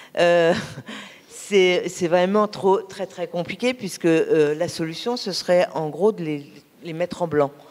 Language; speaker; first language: French; native; French